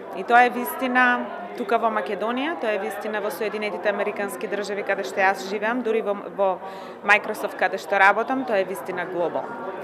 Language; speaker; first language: Macedonian; native; Macedonian